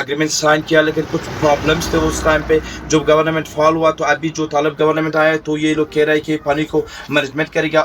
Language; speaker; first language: Hindi; non-native, fluent; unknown